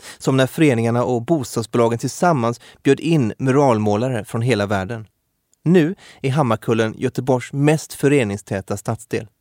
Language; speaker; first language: Swedish; native; Swedish